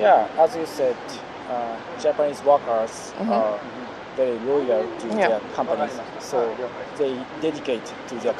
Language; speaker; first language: English; non-native, fluent; Japanese